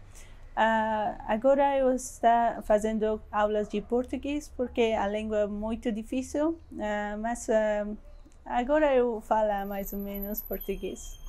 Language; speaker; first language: Portuguese; non-native, learner; Persian